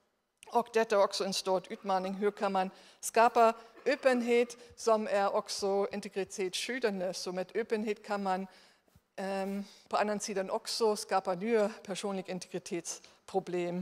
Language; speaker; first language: Swedish; non-native, fluent; German